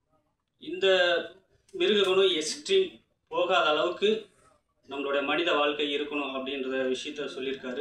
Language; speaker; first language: Tamil; native; Tamil